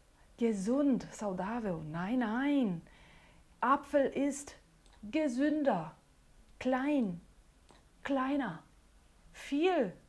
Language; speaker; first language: German; non-native, fluent; Portuguese